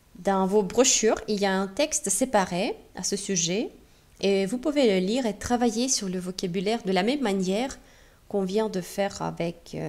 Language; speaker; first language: French; non-native, fluent; Russian